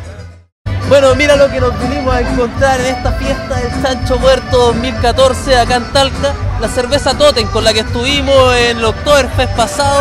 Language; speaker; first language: Spanish; native; Spanish